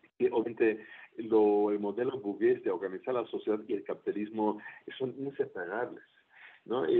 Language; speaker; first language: Spanish; non-native, fluent; German